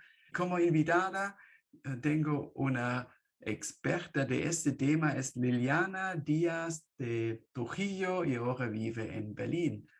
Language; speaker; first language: Spanish; non-native, fluent; German